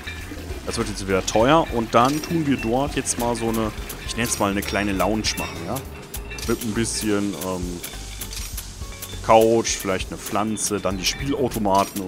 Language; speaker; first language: German; native; German